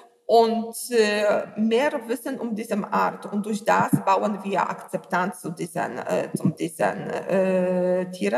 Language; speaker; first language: German; non-native, learner; Polish